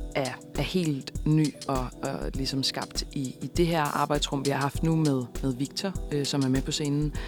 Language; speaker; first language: Danish; native; Danish